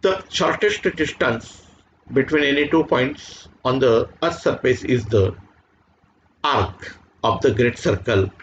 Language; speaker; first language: English; non-native, local second language; Marathi